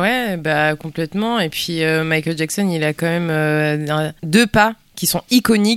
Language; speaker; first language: French; early bilingual, other home language; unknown